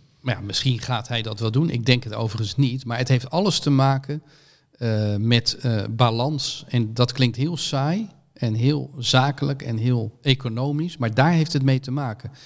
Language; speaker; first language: Dutch; native; Dutch